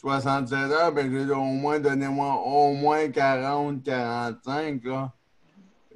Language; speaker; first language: French; native; French